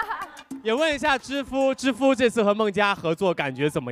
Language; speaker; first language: Chinese; native; Chinese